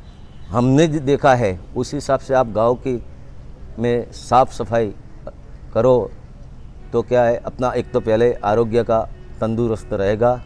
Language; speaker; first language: Hindi; non-native, local second language; Gujarati